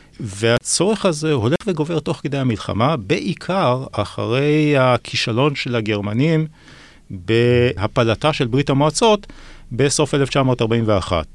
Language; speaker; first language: Hebrew; native; Hebrew